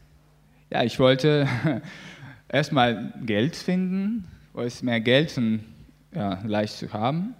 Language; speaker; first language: German; non-native, learner; Latvian